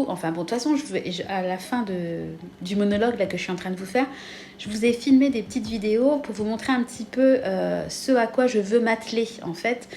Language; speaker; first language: French; native; French